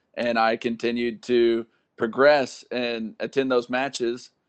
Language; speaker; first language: English; native; English